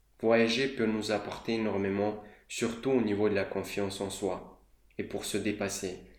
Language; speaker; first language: French; non-native, fluent; Romanian